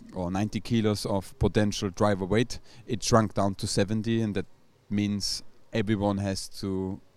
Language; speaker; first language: English; non-native, fluent; German